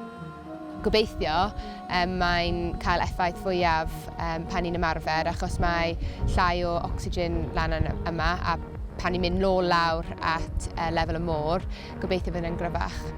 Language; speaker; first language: Welsh; non-native, local second language; English